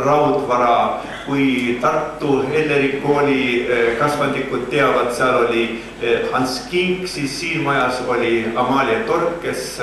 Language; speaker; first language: Estonian; native; Estonian